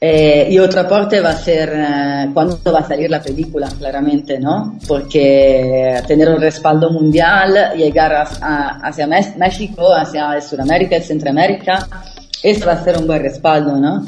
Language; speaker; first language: Spanish; non-native, fluent; Italian